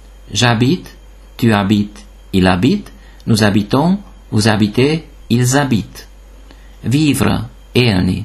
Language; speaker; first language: French; non-native, fluent; Hungarian